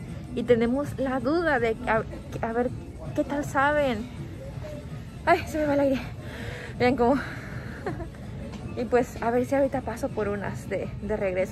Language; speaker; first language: Spanish; native; Spanish